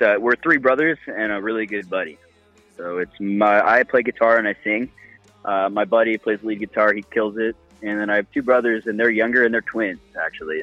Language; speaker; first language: English; native; English